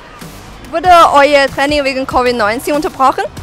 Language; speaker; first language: German; non-native, fluent; Chinese